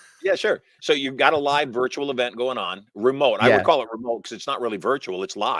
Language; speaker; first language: English; native; English